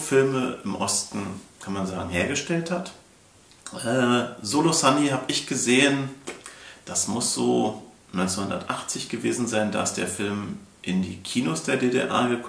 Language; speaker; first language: German; native; German